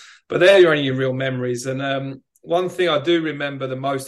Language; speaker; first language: English; native; English